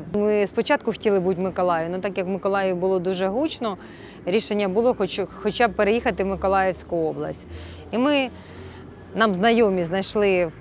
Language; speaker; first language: Ukrainian; native; Ukrainian